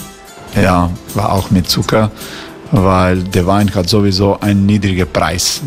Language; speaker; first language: German; non-native, learner; Croatian